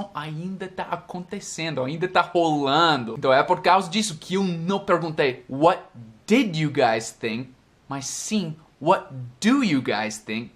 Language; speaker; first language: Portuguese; non-native, fluent; English